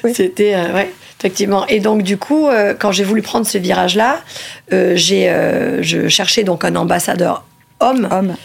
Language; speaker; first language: French; early bilingual, other home language; Italian